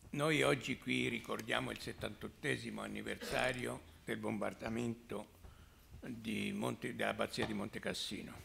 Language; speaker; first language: Italian; native; Italian